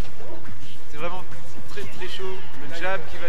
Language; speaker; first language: French; native; French